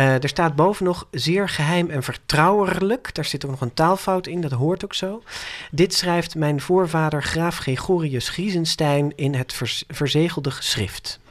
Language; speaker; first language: Dutch; native; Dutch